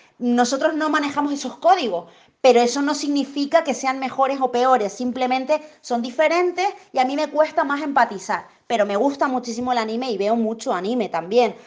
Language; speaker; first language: Spanish; native; Spanish